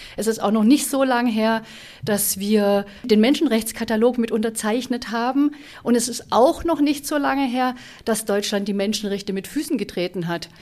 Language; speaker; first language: German; native; German